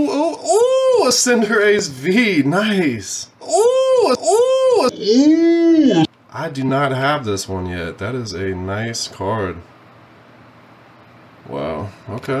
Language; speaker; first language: English; native; English